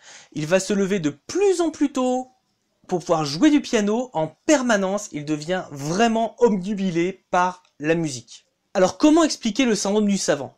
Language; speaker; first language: French; native; French